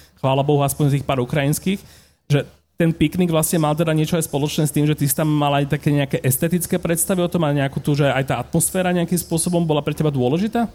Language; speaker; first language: Slovak; native; Slovak